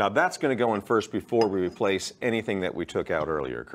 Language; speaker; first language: English; native; English